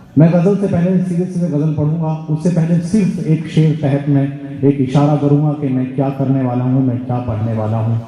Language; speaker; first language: Urdu; native; Urdu